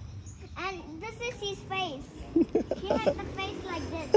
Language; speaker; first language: English; non-native, learner; Persian